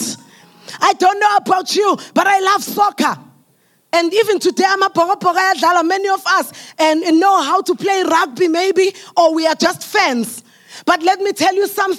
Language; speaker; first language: English; non-native, local second language; Zulu